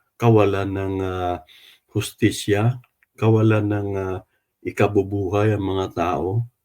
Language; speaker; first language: Filipino; non-native, local second language; Cebuano